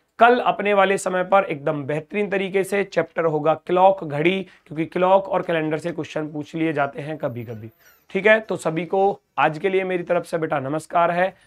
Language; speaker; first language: Hindi; native; Hindi